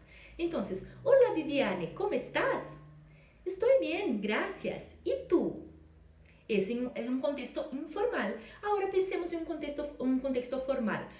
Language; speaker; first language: Spanish; non-native, fluent; Portuguese